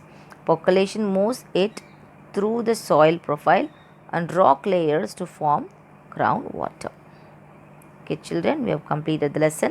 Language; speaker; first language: English; non-native, local second language; Tamil